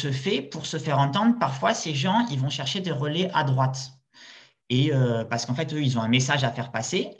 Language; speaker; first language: French; native; French